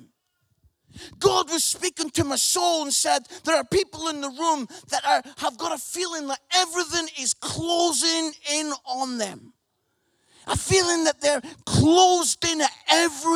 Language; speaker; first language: English; native; English